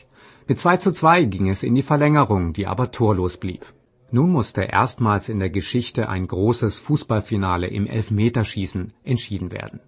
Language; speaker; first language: German; native; German